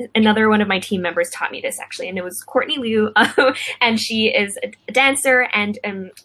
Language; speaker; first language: English; non-native, local second language; Cantonese